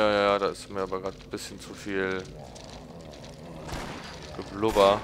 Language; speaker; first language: German; native; German